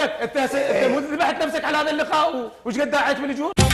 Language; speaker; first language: Arabic; native; Arabic